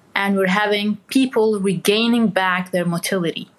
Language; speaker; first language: English; non-native, fluent; Arabic